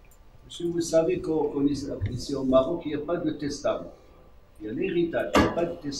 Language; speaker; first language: French; non-native, local second language; Arabic